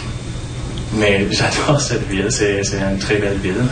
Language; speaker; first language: French; non-native, local second language; English